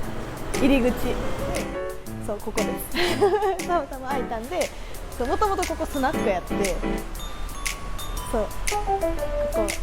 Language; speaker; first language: Japanese; native; Japanese